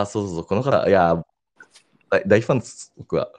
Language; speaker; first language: Japanese; non-native, learner; Indonesian